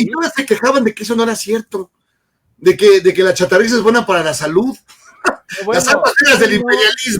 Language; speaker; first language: Spanish; native; Spanish